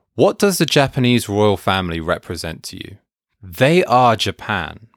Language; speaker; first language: English; native; English